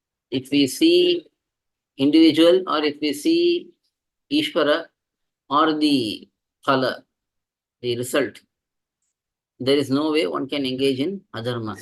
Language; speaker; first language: English; non-native, local second language; Tamil